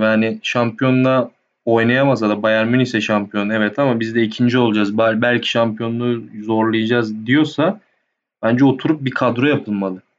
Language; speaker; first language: Turkish; native; Turkish